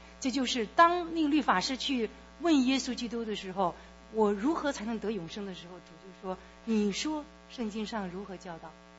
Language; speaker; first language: Chinese; native; Chinese